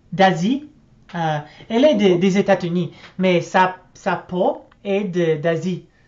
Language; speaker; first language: French; non-native, learner; English